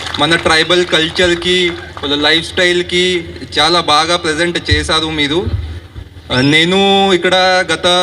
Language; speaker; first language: Telugu; non-native, learner; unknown